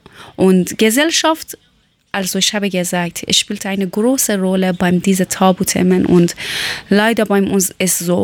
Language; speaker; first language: German; non-native, learner; Persian